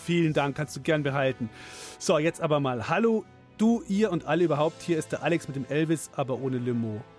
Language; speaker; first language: German; native; German